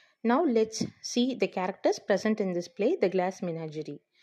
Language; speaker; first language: English; non-native, local second language; Tamil